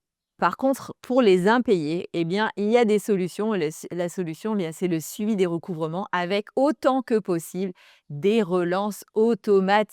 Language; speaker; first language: French; native; French